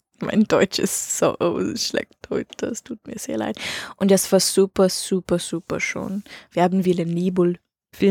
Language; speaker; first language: German; non-native, learner; English